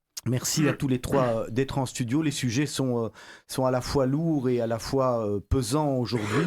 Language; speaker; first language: French; native; French